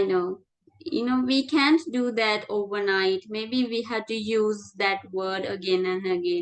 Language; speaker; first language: English; non-native, fluent; Sinhala